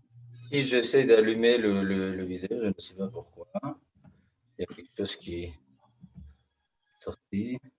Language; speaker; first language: French; non-native, fluent; Spanish